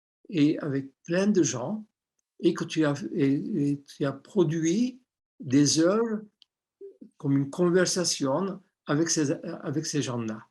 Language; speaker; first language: French; non-native, fluent; Armenian